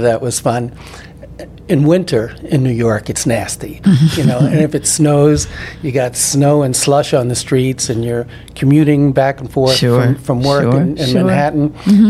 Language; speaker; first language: English; native; English